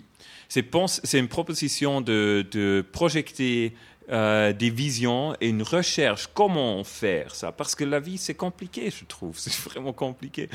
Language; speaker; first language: French; non-native, fluent; German